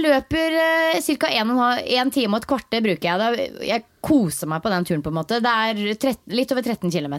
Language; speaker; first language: Norwegian; native; Norwegian